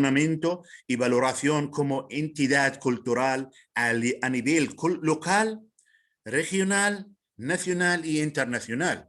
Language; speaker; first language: Spanish; non-native, fluent; Arabic